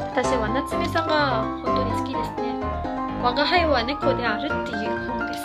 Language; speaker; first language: Japanese; non-native, fluent; Filipino